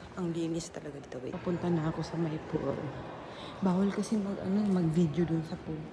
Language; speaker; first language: Filipino; native; Filipino